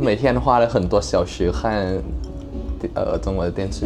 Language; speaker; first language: Chinese; non-native, fluent; Thai